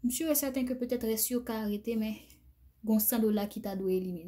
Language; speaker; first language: French; non-native, learner; Haitian Creole